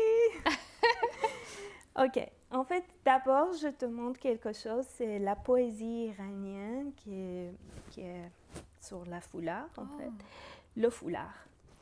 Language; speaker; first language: French; non-native, fluent; Persian